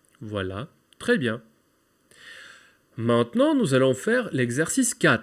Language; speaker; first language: French; non-native, fluent; Ukrainian